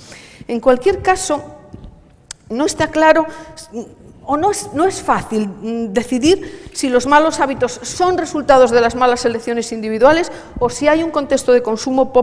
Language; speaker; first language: Spanish; native; Spanish